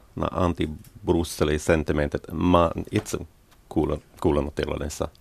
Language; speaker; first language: Finnish; non-native, learner; English